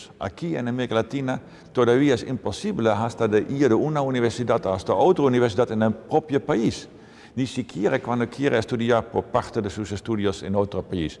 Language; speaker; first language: Spanish; non-native, fluent; Dutch